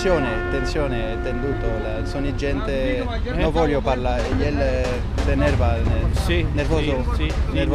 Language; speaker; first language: Italian; non-native, learner; French